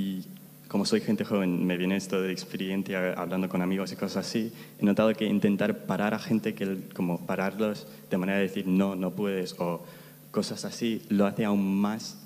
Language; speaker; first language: Spanish; non-native, fluent; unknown